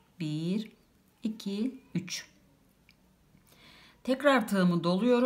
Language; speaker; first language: Turkish; native; Turkish